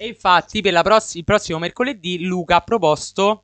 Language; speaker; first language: Italian; native; Italian